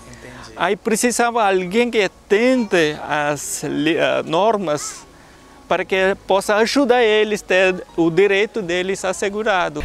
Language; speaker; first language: Portuguese; non-native, fluent; Malayalam